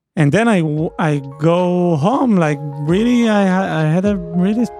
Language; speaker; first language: English; non-native, learner; Hebrew